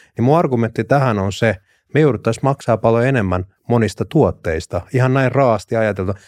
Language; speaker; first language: Finnish; early bilingual, other home language; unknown